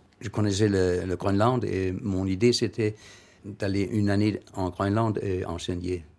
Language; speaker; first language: French; non-native, learner; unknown